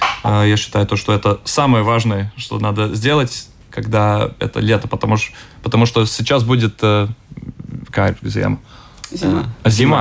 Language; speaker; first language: Russian; non-native, local second language; Latvian